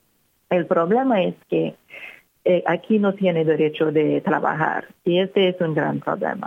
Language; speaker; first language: Spanish; non-native, fluent; English